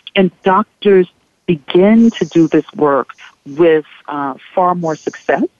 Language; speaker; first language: English; native; English